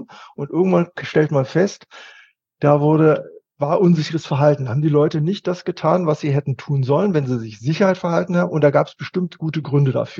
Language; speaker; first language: German; native; German